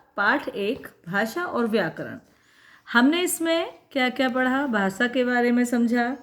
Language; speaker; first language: Hindi; native; Hindi